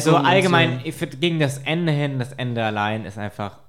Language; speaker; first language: German; native; German